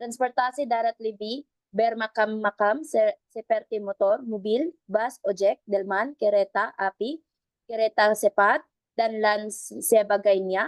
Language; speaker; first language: Indonesian; non-native, learner; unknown